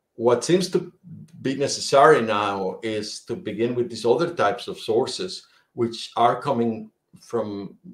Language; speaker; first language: English; non-native, fluent; Spanish